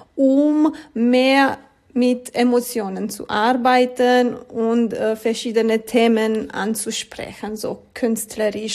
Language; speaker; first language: German; non-native, learner; Romanian